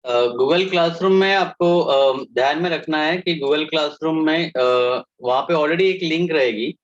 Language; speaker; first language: Hindi; non-native, local second language; Marathi